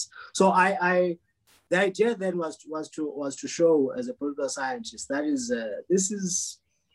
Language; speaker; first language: English; non-native, local second language; Xhosa